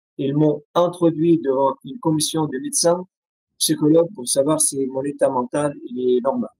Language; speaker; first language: French; non-native, fluent; Arabic